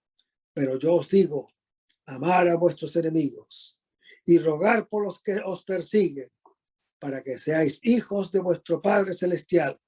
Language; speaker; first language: Spanish; native; Spanish